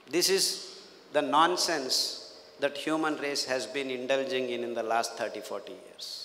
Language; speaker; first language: English; non-native, local second language; Telugu